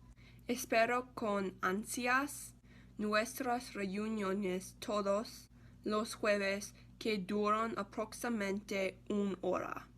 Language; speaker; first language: Spanish; non-native, learner; English